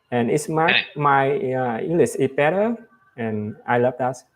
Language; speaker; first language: English; non-native, learner; Vietnamese